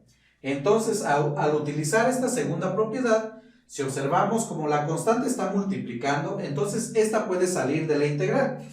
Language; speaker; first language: Spanish; native; Spanish